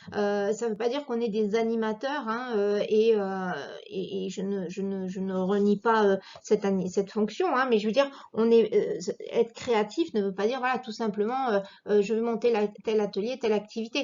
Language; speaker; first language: French; native; French